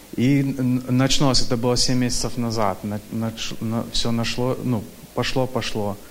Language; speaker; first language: Russian; early bilingual, heritage; Russian